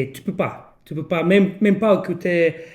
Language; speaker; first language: French; non-native, fluent; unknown